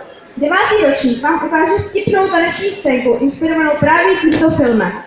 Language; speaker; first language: Czech; native; Czech